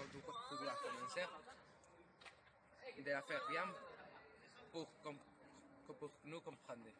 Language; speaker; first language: French; non-native, learner; Spanish